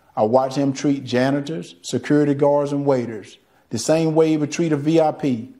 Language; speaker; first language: English; native; English